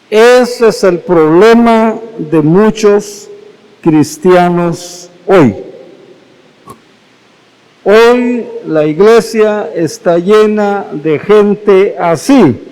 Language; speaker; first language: Spanish; native; Spanish